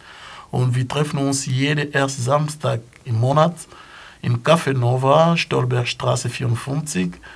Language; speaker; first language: German; non-native, fluent; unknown